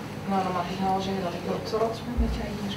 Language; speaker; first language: Dutch; native; Dutch